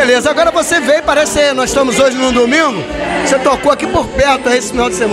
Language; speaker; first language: Portuguese; native; Portuguese